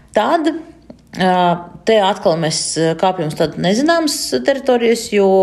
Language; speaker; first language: Latvian; non-native, local second language; Russian